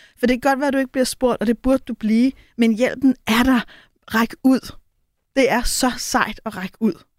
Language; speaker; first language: Danish; native; Danish